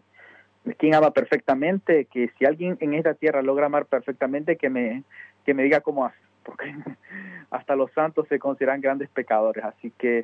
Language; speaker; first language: Spanish; native; Spanish